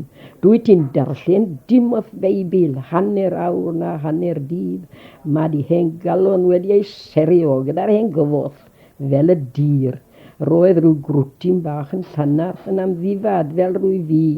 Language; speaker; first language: Welsh; native; Welsh